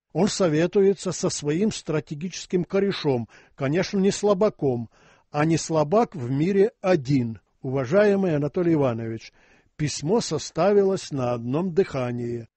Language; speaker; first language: Russian; non-native, local second language; Ukrainian